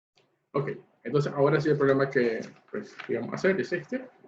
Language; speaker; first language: Spanish; native; Spanish